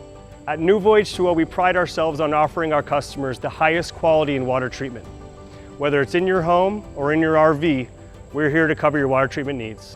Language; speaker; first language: English; native; English